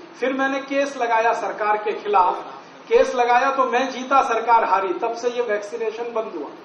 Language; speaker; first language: Hindi; native; Hindi